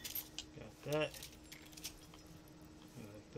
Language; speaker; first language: English; native; English